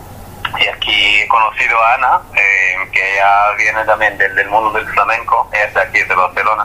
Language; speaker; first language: Spanish; non-native, fluent; Hebrew